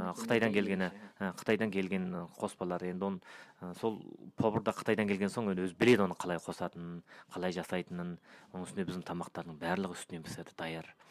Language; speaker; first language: Kazakh; early bilingual, heritage; Kazakh